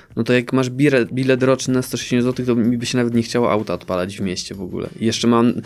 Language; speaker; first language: Polish; native; Polish